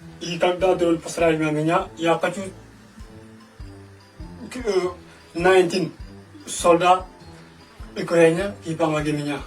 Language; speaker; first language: Russian; non-native, learner; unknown